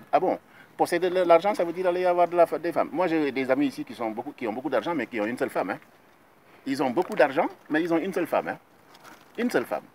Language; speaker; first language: French; non-native, local second language; Wolof